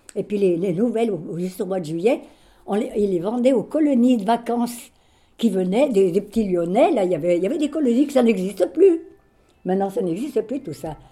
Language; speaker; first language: French; native; French